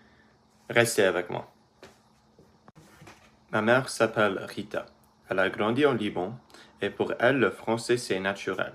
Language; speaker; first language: French; early bilingual, other home language; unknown